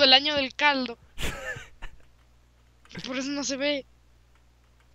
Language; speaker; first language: Spanish; native; Spanish